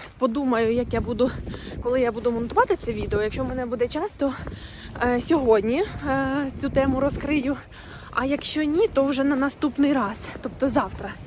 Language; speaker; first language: Ukrainian; native; Ukrainian